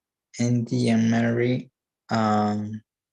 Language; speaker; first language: English; non-native, learner; Spanish